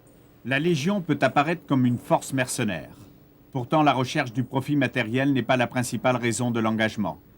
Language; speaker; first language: French; native; French